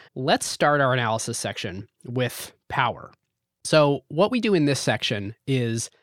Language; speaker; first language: English; native; English